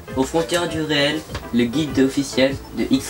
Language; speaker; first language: French; native; French